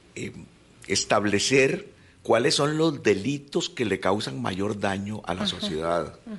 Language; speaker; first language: Spanish; native; Spanish